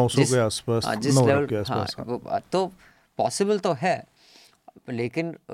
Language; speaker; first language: Hindi; native; Hindi